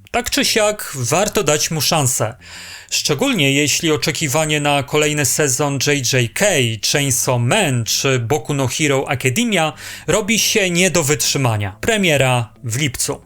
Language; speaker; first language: Polish; native; Polish